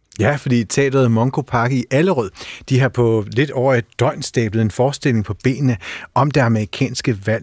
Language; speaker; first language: Danish; native; Danish